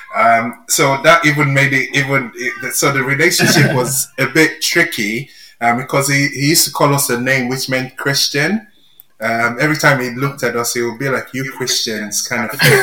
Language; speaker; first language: English; non-native, local second language; Yoruba